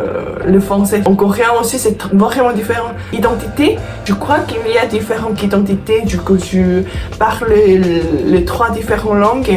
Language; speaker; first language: French; non-native, fluent; Korean